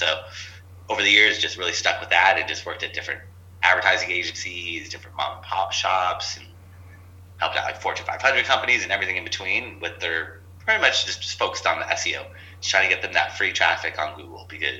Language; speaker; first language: English; native; English